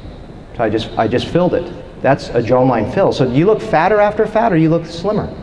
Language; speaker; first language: English; native; English